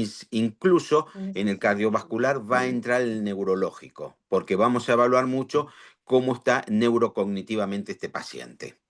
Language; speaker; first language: Spanish; native; Spanish